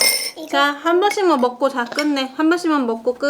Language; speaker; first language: Korean; native; Korean